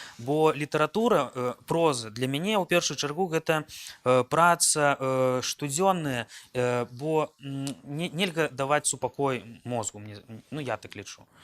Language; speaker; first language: Belarusian; native; Belarusian